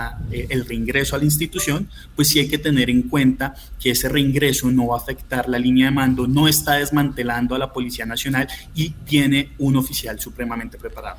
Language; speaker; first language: Spanish; native; Spanish